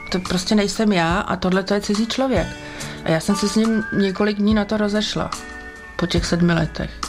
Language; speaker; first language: Czech; native; Czech